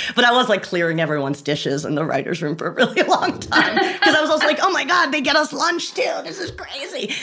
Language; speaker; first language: English; native; English